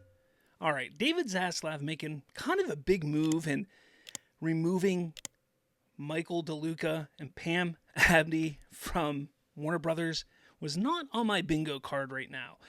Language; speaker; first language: English; native; English